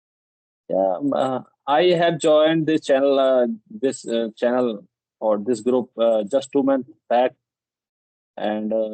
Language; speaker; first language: English; non-native, local second language; Hindi